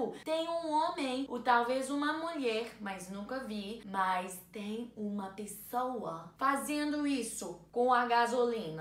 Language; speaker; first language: Portuguese; non-native, learner; English